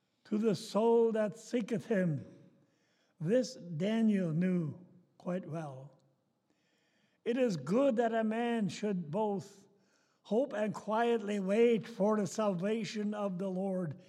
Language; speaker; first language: English; native; English